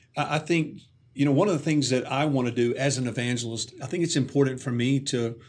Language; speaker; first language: English; native; English